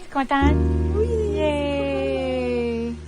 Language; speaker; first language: French; native; French